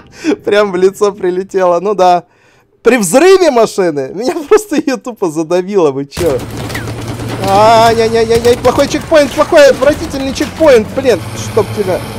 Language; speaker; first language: Russian; native; Russian